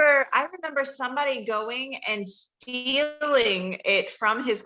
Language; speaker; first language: English; native; English